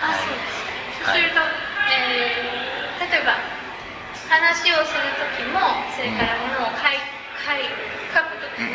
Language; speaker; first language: Japanese; native; Japanese